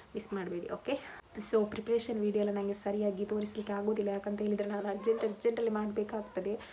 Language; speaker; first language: Kannada; non-native, local second language; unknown